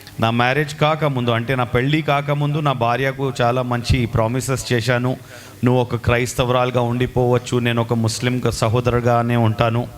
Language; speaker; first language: Telugu; non-native, local second language; Urdu